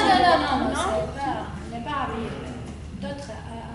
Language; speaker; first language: French; non-native, learner; Arabic